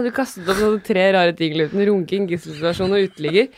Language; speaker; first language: Norwegian; native; Norwegian